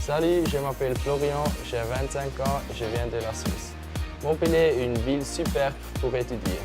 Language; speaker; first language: French; non-native, fluent; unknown